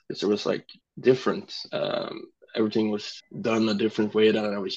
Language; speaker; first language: English; non-native, fluent; Norwegian